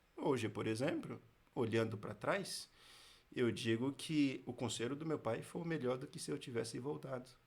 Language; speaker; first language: Portuguese; non-native, fluent; Haitian Creole